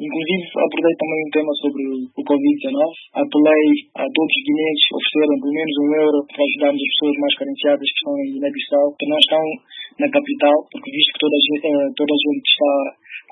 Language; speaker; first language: Portuguese; early bilingual, other home language; Upper Guinea Crioulo